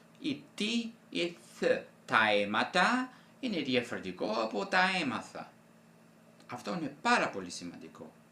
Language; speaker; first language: Greek; non-native, fluent; Italian